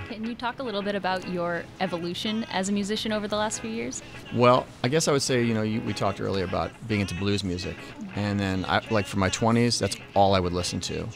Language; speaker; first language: English; native; English